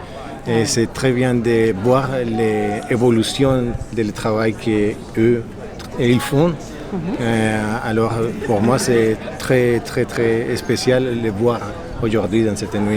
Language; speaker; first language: French; non-native, fluent; Spanish